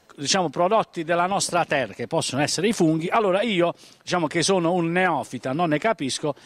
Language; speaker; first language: Italian; native; Italian